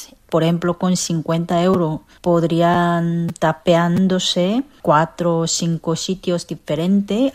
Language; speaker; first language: Spanish; non-native, fluent; Korean